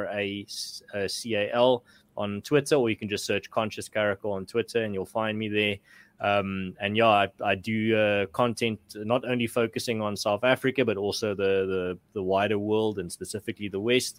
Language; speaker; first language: English; non-native, local second language; Afrikaans